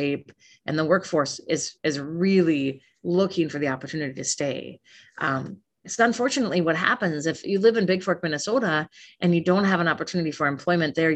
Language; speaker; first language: English; native; English